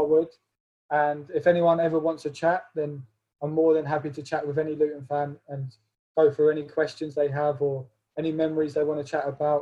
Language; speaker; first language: English; native; English